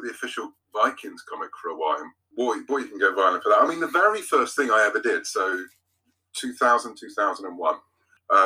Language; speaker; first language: English; native; English